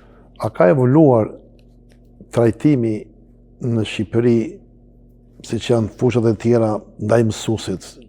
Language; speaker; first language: Albanian; native; Albanian